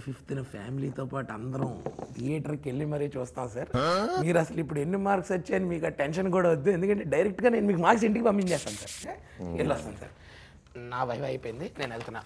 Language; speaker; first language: Telugu; native; Telugu